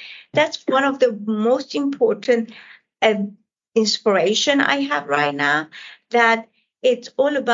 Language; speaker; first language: English; non-native, fluent; Persian